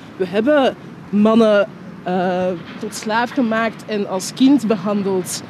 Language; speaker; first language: Dutch; early bilingual, other home language; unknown